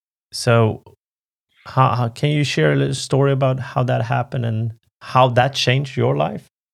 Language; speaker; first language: English; non-native, fluent; Swedish